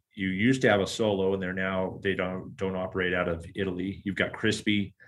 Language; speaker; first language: English; native; English